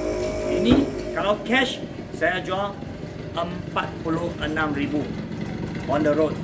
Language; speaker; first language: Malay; non-native, local second language; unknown